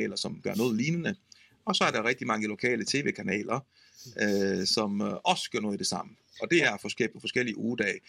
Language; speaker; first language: Danish; non-native, fluent; Italian